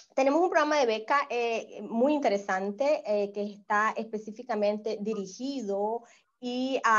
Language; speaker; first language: Spanish; native; Spanish